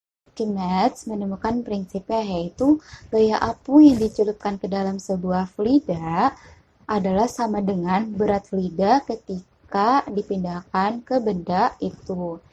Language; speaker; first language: Indonesian; native; Indonesian